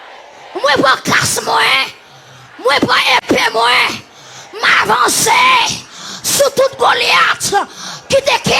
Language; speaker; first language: French; non-native, local second language; Haitian Creole